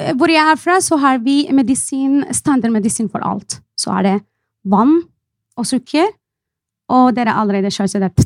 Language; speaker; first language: Norwegian; non-native, fluent; Arabic